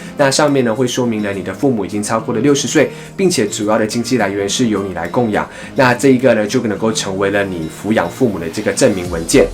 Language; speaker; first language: Chinese; native; Chinese